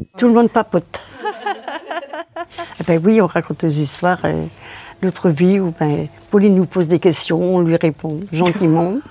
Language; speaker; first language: French; native; French